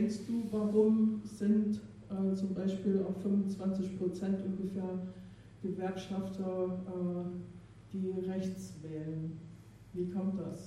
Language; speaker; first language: German; native; German